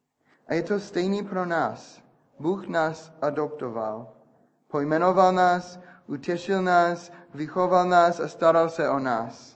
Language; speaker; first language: Czech; non-native, fluent; English